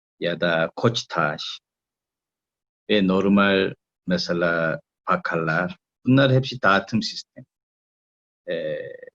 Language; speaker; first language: Turkish; non-native, learner; Korean